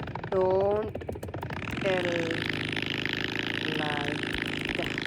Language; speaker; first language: English; non-native, learner; Telugu